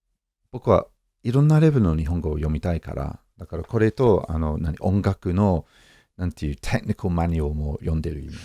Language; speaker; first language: Japanese; non-native, fluent; English